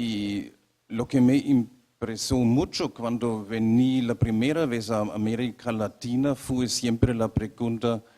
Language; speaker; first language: Spanish; non-native, fluent; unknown